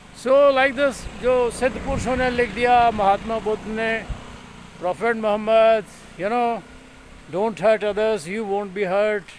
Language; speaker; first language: English; non-native, local second language; Punjabi